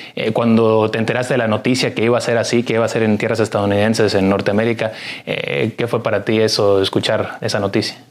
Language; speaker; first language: Spanish; early bilingual, heritage; Spanish